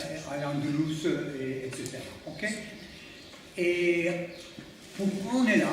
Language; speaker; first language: French; non-native, fluent; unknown